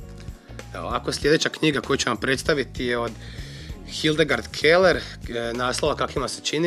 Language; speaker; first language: Croatian; native; Croatian